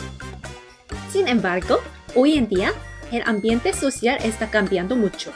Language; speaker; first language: Spanish; non-native, fluent; Korean